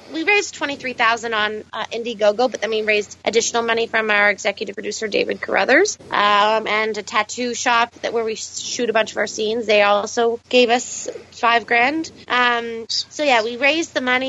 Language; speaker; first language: English; native; English